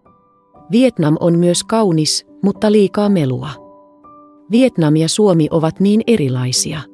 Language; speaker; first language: Finnish; non-native, fluent; Vietnamese